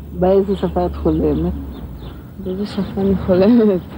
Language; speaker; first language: Hebrew; non-native, learner; Russian